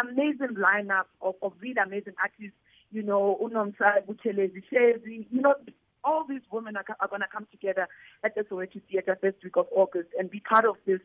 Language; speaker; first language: English; non-native, local second language; Southern Sotho